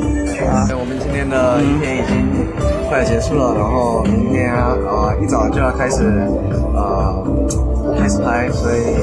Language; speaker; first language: Chinese; early bilingual, heritage; Chinese